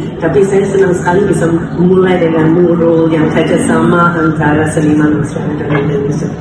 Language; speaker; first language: Indonesian; non-native, fluent; English